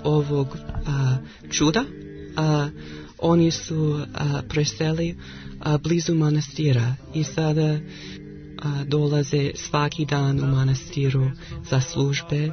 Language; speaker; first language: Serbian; non-native, learner; English